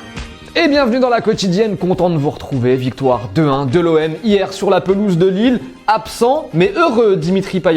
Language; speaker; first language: French; native; French